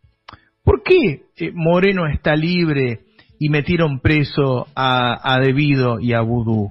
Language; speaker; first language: Spanish; native; Spanish